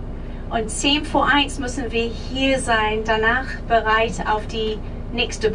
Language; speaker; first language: German; non-native, fluent; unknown